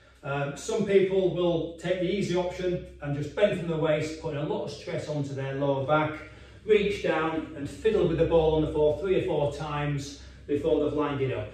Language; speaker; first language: English; native; English